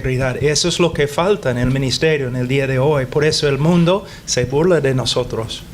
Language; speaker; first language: Spanish; non-native, fluent; English